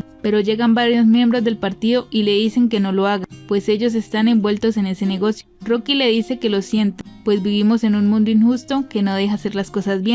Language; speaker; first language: Spanish; native; Spanish